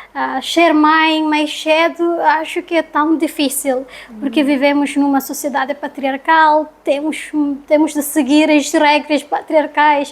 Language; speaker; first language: Portuguese; non-native, learner; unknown